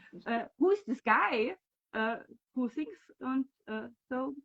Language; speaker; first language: English; non-native, learner; German